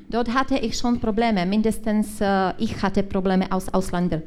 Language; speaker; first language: German; non-native, learner; Czech